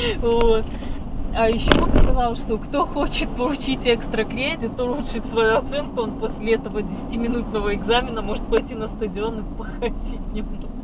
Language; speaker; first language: Russian; native; Russian